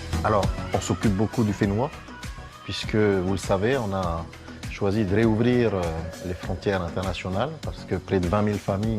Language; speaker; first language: French; native; French